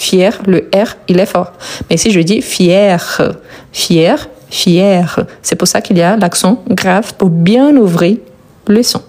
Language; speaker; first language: French; native; French